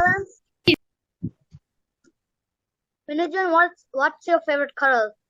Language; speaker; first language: English; non-native, learner; Tamil